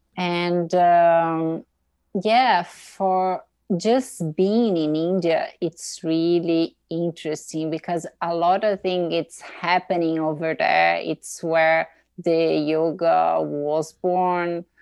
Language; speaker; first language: English; non-native, fluent; Portuguese